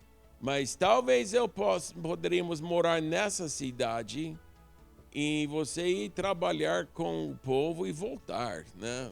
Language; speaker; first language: Portuguese; non-native, local second language; English